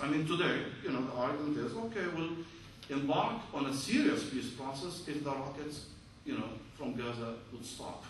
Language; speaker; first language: English; non-native, fluent; Arabic